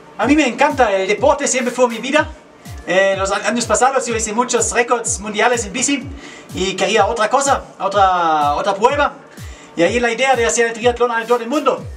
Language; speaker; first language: Spanish; non-native, fluent; German